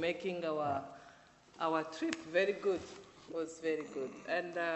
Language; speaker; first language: English; non-native, local second language; Kinyarwanda